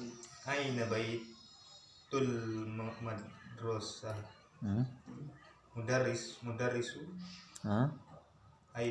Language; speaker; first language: Arabic; non-native, learner; Indonesian